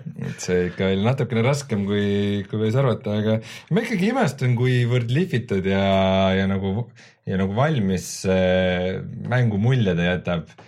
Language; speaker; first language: Estonian; native; Estonian